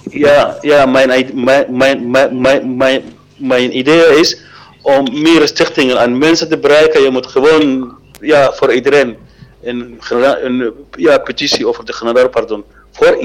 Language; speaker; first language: Dutch; non-native, learner; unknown